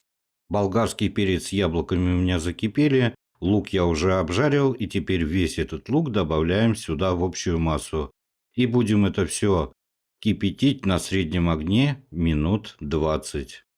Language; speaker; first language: Russian; native; Russian